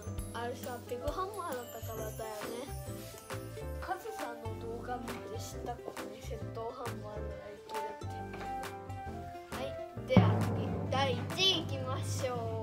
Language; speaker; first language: Japanese; native; Japanese